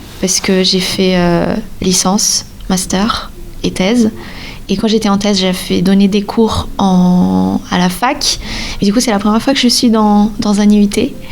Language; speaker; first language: French; non-native, fluent; Portuguese